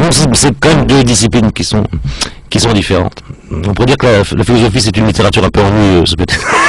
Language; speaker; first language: French; native; French